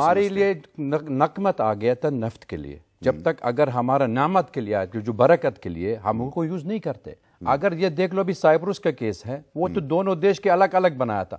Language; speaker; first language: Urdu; non-native, learner; Arabic